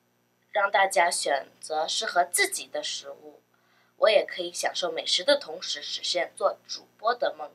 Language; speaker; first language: Chinese; early bilingual, other home language; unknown